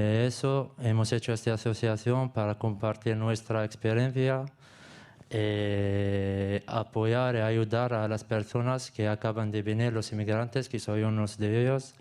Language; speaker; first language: Spanish; non-native, learner; Arabic